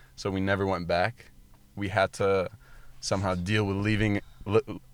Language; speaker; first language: English; early bilingual, other home language; Arabic